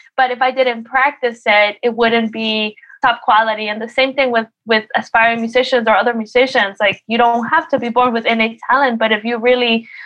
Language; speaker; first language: English; early bilingual, other home language; Spanish